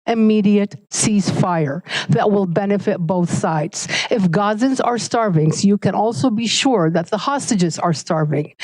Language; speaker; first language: English; early bilingual, other home language; Arabic